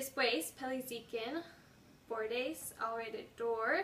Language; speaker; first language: Spanish; non-native, learner; English